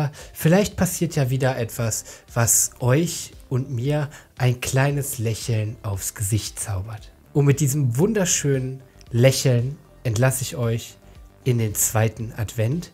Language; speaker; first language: German; native; German